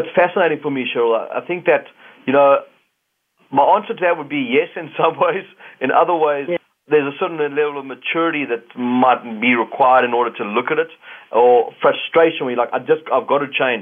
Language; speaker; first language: English; native; English